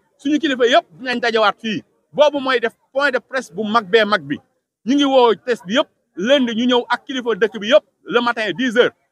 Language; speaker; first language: Wolof; native; Wolof